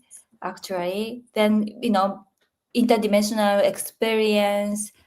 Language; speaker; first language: English; non-native, learner; Japanese